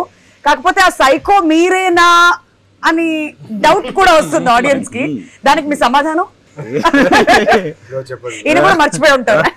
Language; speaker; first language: Telugu; native; Telugu